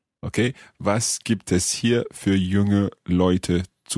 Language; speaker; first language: German; non-native, learner; English